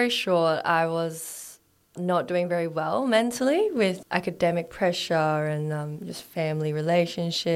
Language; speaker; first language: English; non-native, local second language; Cantonese